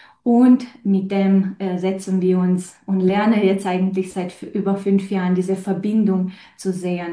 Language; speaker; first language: German; non-native, fluent; Romanian